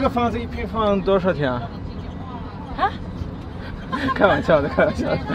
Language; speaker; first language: Chinese; non-native, fluent; German